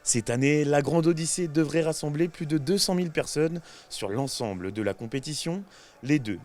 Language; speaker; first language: French; native; French